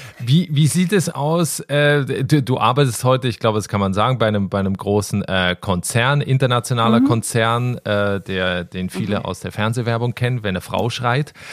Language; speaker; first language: German; native; German